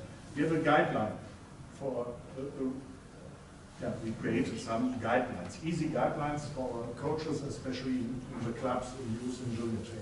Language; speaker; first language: English; non-native, fluent; German